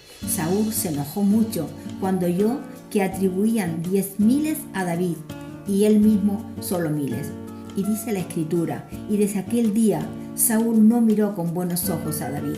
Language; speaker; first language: Spanish; native; Spanish